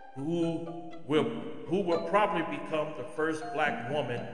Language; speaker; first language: English; native; English